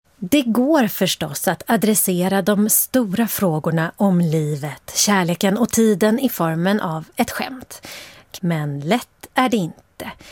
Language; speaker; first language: Swedish; native; Swedish